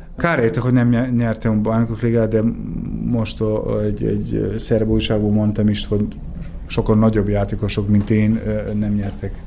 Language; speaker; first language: Hungarian; non-native, fluent; Serbian